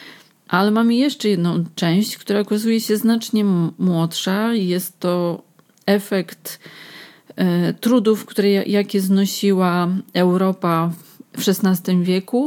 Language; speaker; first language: Polish; native; Polish